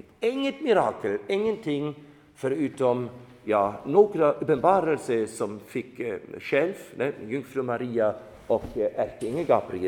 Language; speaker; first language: Swedish; non-native, fluent; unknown